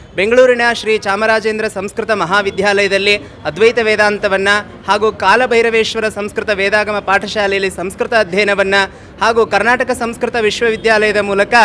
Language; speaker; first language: Kannada; native; Kannada